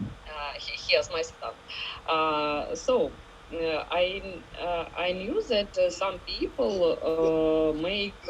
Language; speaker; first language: English; non-native, learner; Ukrainian